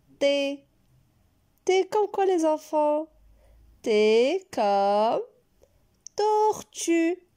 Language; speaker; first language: French; non-native, local second language; Arabic